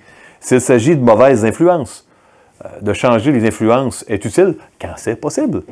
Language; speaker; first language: French; native; French